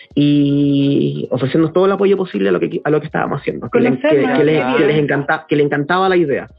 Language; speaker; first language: Spanish; native; Spanish